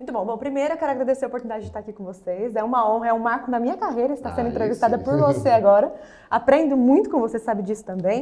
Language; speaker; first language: Portuguese; native; Portuguese